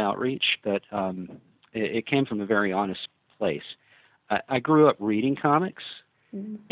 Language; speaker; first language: English; native; English